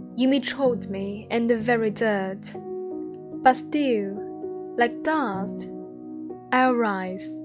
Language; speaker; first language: English; non-native, fluent; Chinese